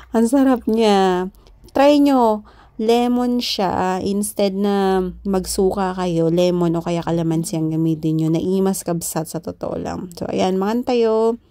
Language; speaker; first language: Filipino; non-native, local second language; Iloko